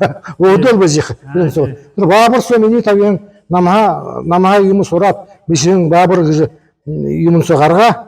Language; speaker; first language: Mongolian; non-native, learner; Buriat